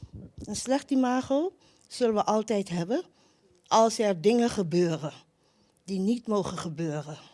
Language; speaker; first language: Dutch; non-native, local second language; Papiamento